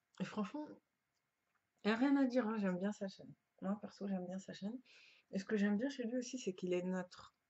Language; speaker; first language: French; early bilingual, other home language; Lingala